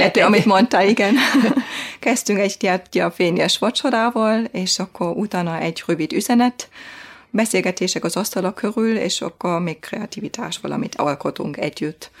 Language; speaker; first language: Hungarian; non-native, fluent; German